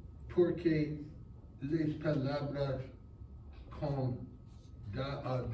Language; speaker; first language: Spanish; non-native, learner; English